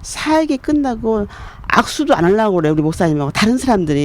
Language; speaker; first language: Korean; native; Korean